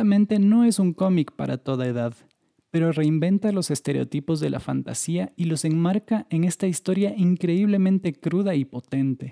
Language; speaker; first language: Spanish; native; Spanish